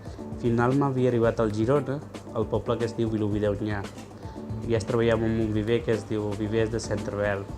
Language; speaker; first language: Catalan; non-native, learner; Punjabi